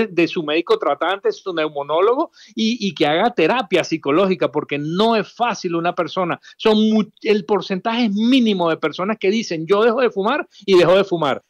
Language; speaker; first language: Spanish; native; Spanish